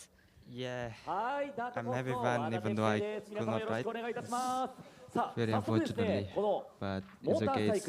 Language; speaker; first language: English; non-native, fluent; Japanese